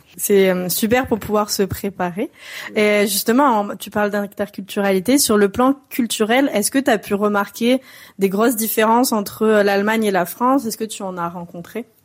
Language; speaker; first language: French; native; French